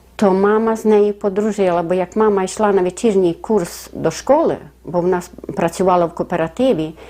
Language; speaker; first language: Ukrainian; native; Ukrainian